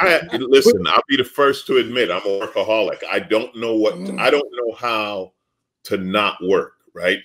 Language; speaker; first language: English; native; English